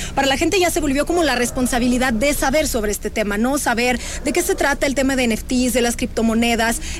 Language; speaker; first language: Spanish; non-native, fluent; Russian